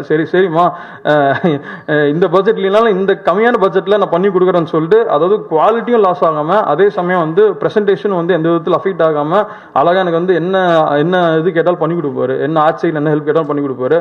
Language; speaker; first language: Tamil; native; Tamil